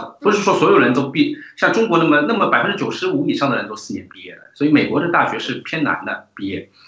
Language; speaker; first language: Chinese; native; Chinese